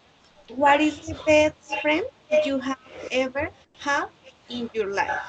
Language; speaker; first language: English; non-native, learner; Spanish